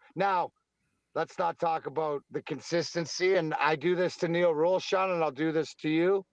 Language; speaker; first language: English; native; English